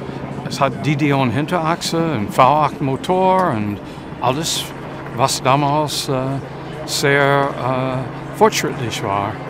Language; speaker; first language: German; non-native, fluent; English